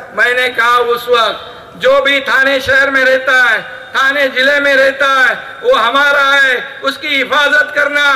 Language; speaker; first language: Hindi; non-native, local second language; Marathi